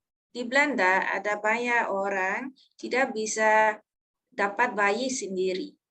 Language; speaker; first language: Indonesian; non-native, learner; Dutch